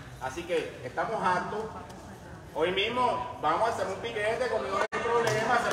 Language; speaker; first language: Spanish; native; Spanish